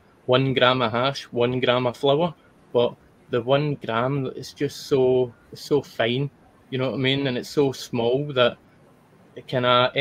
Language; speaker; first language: English; native; English